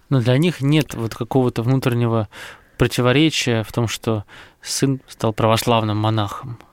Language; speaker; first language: Russian; native; Russian